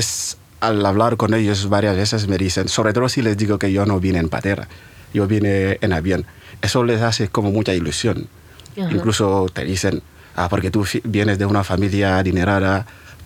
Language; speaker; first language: Spanish; non-native, fluent; Mandingo